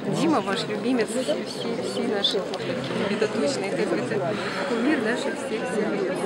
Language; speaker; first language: Russian; native; Russian